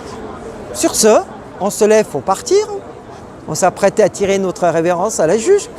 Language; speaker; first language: French; native; French